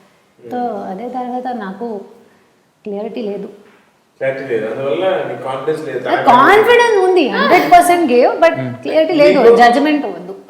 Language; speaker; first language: Telugu; non-native, learner; Hindi